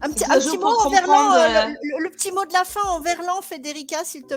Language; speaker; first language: French; native; French